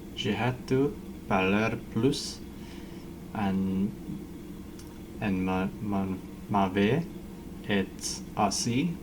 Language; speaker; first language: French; non-native, learner; English